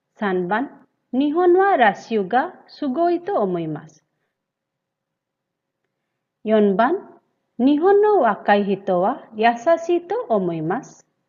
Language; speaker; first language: Japanese; non-native, fluent; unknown